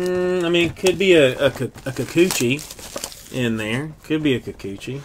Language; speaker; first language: English; native; English